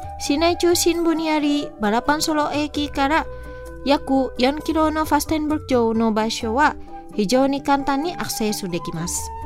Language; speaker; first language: Japanese; non-native, fluent; Indonesian